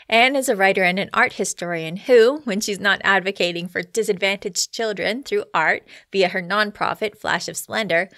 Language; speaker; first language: English; native; English